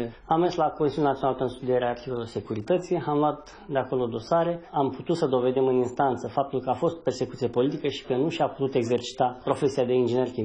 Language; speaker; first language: Romanian; native; Romanian